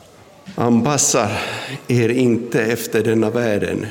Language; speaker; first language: Swedish; non-native, local second language; Finnish